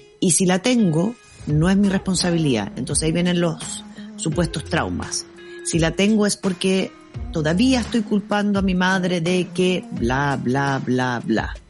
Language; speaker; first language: Spanish; native; Spanish